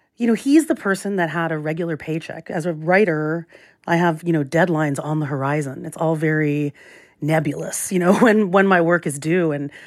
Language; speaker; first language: English; native; English